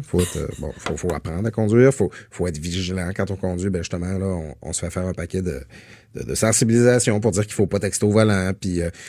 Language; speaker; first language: French; native; French